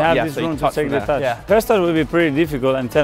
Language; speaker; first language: English; non-native, fluent; Spanish